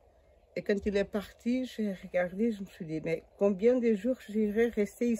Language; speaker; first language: French; non-native, learner; Portuguese